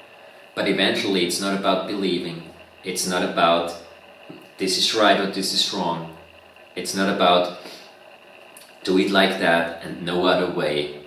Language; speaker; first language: English; non-native, fluent; German